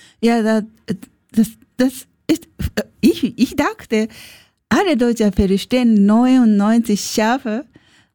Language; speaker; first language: German; non-native, learner; Japanese